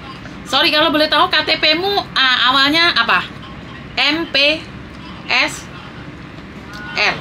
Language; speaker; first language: Indonesian; non-native, local second language; Javanese